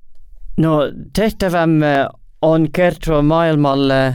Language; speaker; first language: Finnish; non-native, learner; English